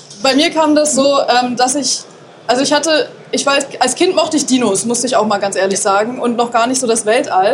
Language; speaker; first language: German; native; German